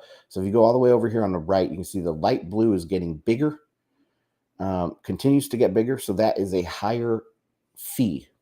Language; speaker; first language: English; native; English